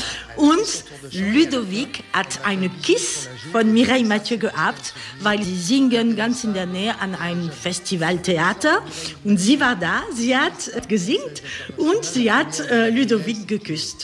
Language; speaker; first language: German; non-native, learner; French